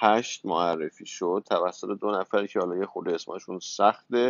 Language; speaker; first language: Persian; native; Persian